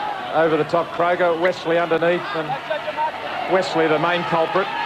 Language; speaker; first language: English; native; English